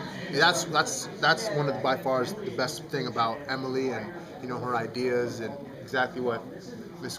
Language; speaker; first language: English; native; English